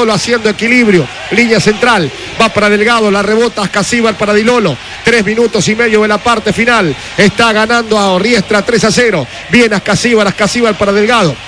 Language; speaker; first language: Spanish; native; Spanish